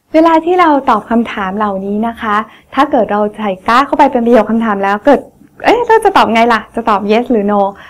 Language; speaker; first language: Thai; native; Thai